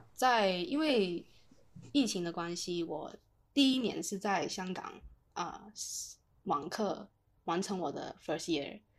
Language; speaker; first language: Chinese; non-native, local second language; Cantonese